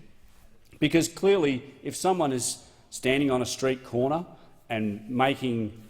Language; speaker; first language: English; native; English